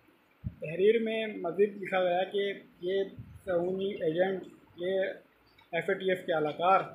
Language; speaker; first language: Urdu; native; Urdu